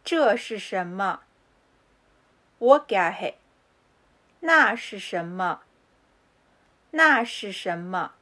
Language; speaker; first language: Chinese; non-native, fluent; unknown